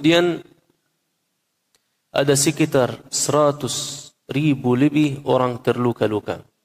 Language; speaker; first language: Indonesian; non-native, fluent; Arabic